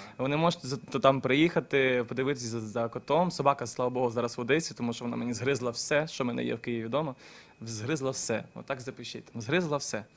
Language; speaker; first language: Ukrainian; non-native, local second language; Russian